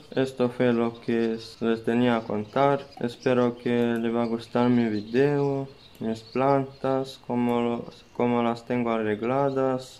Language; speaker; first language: Spanish; non-native, learner; Serbian